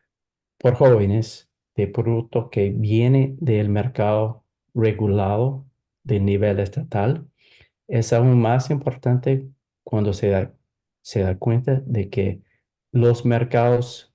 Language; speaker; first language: Spanish; non-native, fluent; English